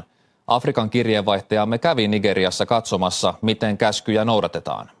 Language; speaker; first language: Finnish; native; Finnish